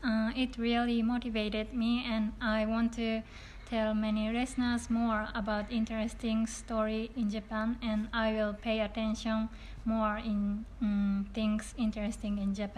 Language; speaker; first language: English; non-native, learner; Japanese